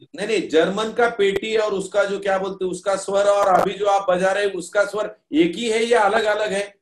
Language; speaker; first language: Hindi; non-native, local second language; Marathi